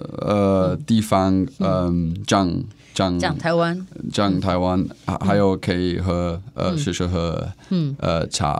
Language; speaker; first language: Chinese; non-native, learner; Czech